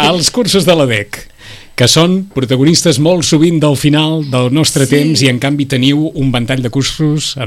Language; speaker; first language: Catalan; native; Catalan